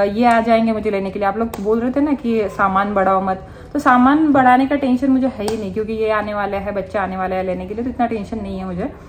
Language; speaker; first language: Hindi; native; Hindi